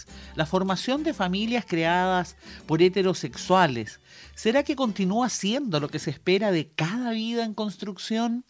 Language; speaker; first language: Spanish; native; Spanish